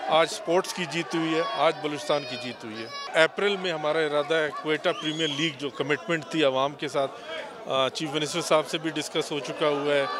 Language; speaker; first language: Urdu; non-native, local second language; Baluchi